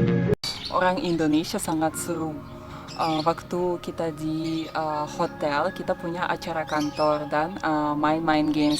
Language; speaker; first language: Indonesian; non-native, fluent; Russian